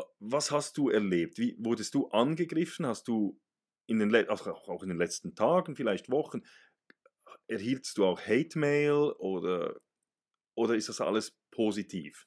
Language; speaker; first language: German; native; German